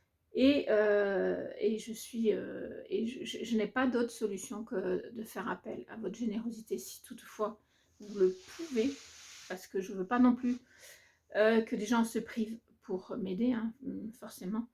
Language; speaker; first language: French; native; French